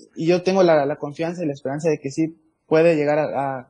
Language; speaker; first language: Spanish; native; Spanish